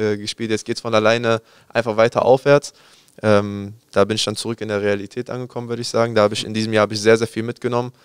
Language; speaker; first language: German; native; German